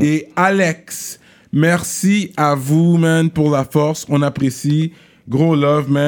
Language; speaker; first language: French; native; French